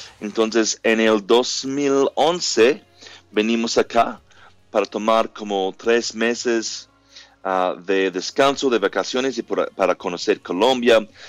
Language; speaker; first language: Spanish; non-native, learner; English